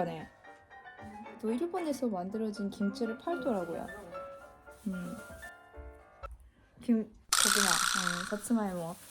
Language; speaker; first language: Korean; non-native, fluent; Japanese